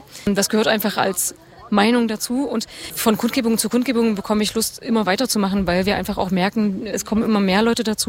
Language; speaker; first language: German; native; German